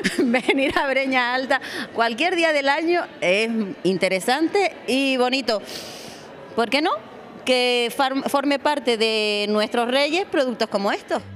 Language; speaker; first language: Spanish; native; Spanish